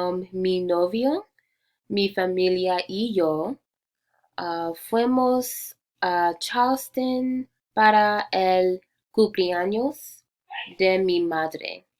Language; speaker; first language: Spanish; non-native, learner; English